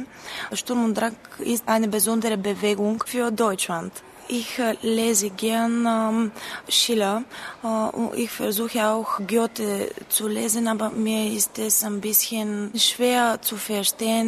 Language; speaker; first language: German; non-native, learner; Bulgarian